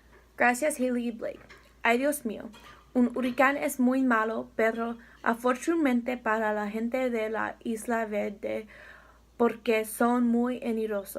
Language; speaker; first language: Spanish; non-native, learner; English